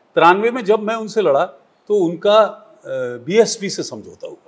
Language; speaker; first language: Hindi; native; Hindi